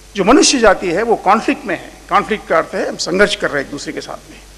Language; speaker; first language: Hindi; non-native, local second language; Marathi